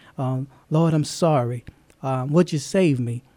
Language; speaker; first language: English; native; English